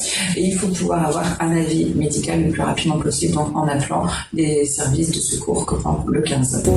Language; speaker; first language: French; native; French